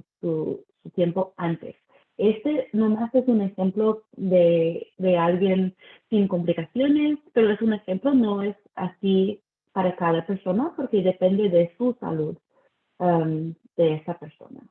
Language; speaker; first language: Spanish; early bilingual, heritage; Spanish